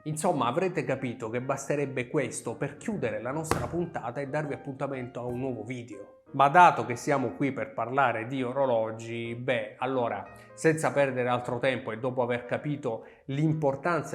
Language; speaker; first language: Italian; native; Italian